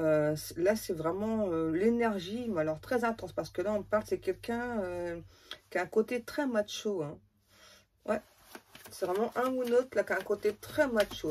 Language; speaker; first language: French; native; French